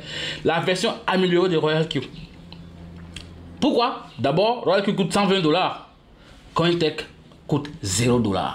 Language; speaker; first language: French; native; French